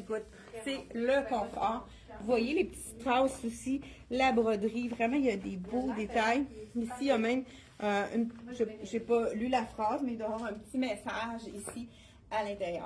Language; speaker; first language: French; native; French